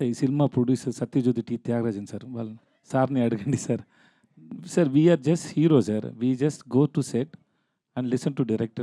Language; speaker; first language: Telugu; non-native, learner; Tamil